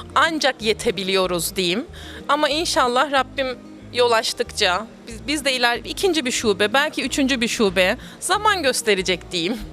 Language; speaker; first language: Turkish; native; Turkish